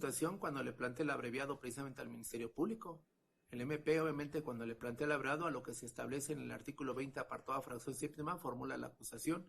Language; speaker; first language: Spanish; native; Spanish